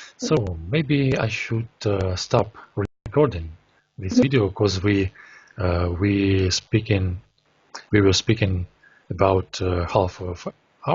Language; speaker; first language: English; non-native, learner; Russian